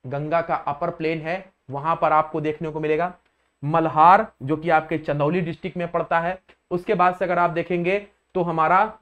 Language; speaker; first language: Hindi; native; Hindi